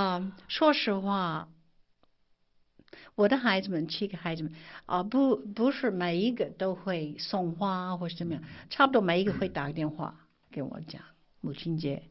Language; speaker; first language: Chinese; non-native, fluent; English